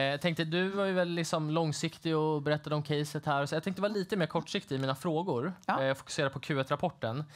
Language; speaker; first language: Swedish; native; Swedish